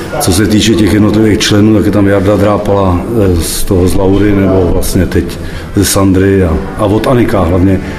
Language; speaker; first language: Czech; native; Czech